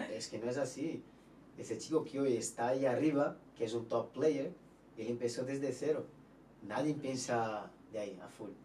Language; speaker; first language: Spanish; non-native, fluent; Portuguese